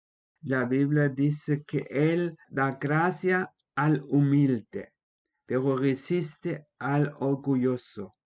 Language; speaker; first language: Spanish; non-native, fluent; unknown